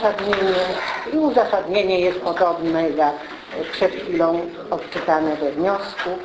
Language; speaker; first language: Polish; native; Polish